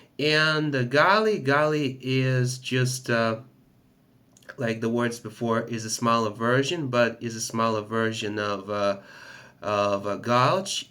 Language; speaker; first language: English; non-native, fluent; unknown